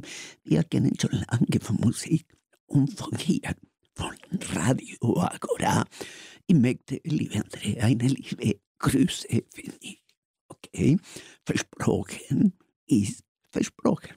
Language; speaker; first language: German; non-native, learner; Spanish